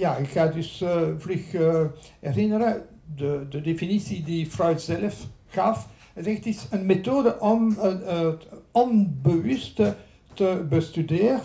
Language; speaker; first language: Dutch; non-native, local second language; French